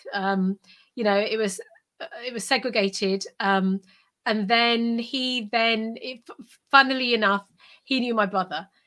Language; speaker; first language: English; early bilingual, other home language; Urdu